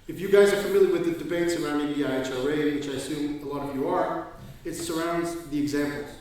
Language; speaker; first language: English; non-native, fluent; Danish